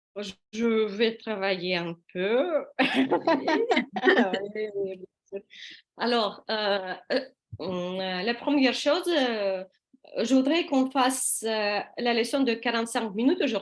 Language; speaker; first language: French; non-native, learner; Russian